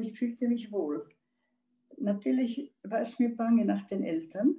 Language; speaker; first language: German; non-native, local second language; Czech